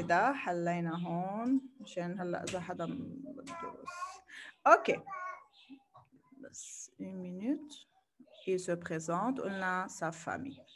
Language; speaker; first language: French; non-native, fluent; Arabic